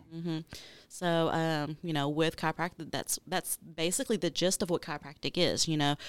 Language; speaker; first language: English; native; English